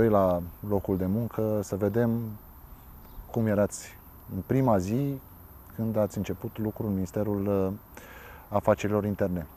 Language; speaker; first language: Romanian; native; Romanian